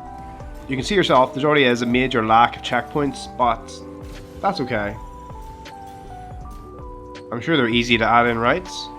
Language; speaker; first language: English; native; English